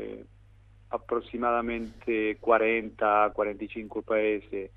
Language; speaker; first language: Italian; non-native, fluent; Spanish